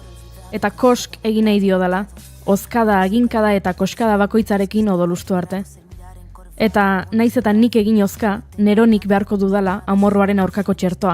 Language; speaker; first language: Basque; native; Basque